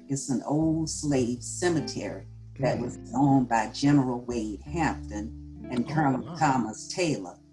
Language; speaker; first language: English; native; English